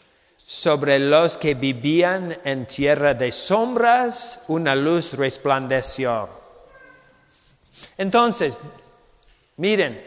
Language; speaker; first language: Spanish; non-native, fluent; English